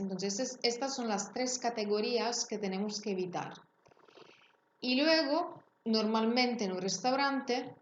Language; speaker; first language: Spanish; non-native, fluent; Italian